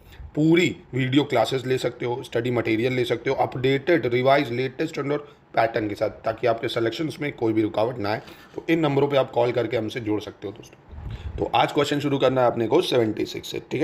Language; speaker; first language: Hindi; native; Hindi